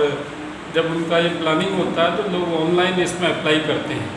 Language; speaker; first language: Hindi; native; Hindi